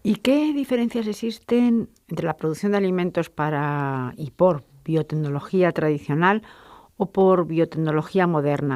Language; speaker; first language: Spanish; native; Spanish